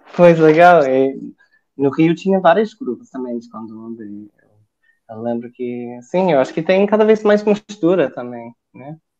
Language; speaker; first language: Portuguese; non-native, fluent; English